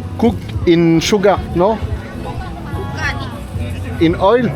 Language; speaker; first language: English; non-native, learner; French